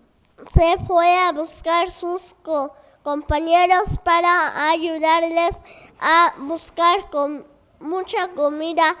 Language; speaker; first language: Spanish; non-native, local second language; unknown